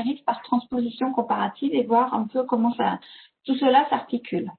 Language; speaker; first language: French; native; French